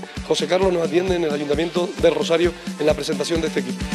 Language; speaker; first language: Spanish; native; Spanish